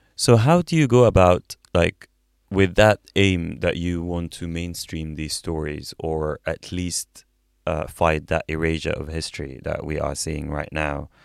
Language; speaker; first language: English; non-native, fluent; Arabic